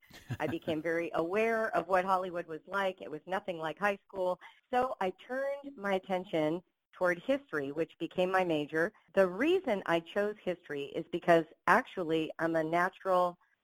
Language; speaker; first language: English; native; English